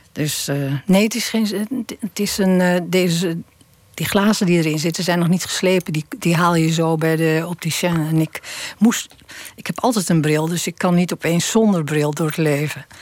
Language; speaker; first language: Dutch; native; Dutch